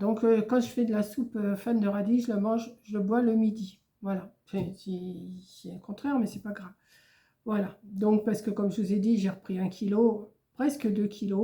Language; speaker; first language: French; native; French